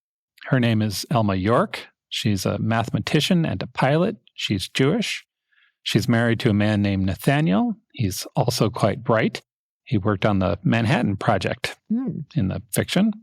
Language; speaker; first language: English; native; English